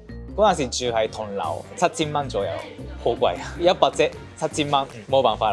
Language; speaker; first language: Cantonese; non-native, fluent; Japanese